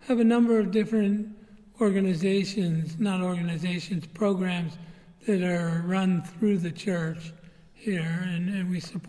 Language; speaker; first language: English; native; English